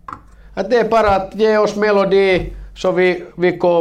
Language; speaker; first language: Swedish; non-native, learner; Finnish